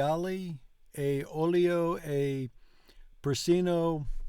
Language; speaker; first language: Italian; non-native, learner; English